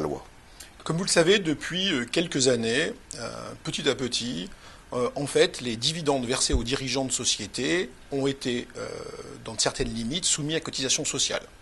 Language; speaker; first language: French; native; French